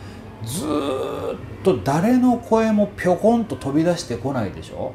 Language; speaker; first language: Japanese; native; Japanese